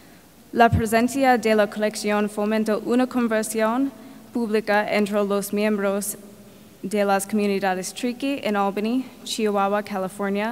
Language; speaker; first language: Spanish; non-native, fluent; English